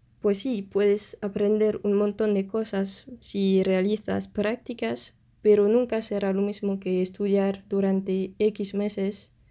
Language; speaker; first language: Spanish; non-native, fluent; French